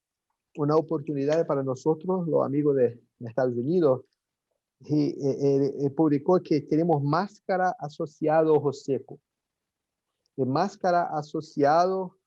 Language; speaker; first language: Spanish; non-native, fluent; Portuguese